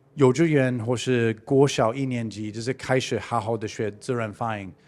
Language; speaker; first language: Chinese; non-native, fluent; English